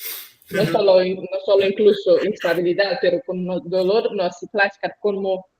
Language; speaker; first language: Spanish; non-native, learner; Portuguese